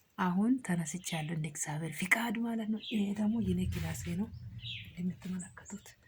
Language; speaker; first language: Amharic; non-native, local second language; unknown